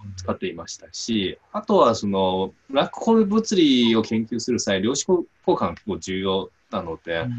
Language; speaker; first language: Japanese; non-native, fluent; Chinese